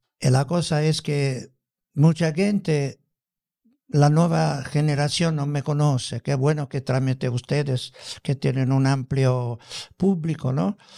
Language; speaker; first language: Spanish; non-native, fluent; Italian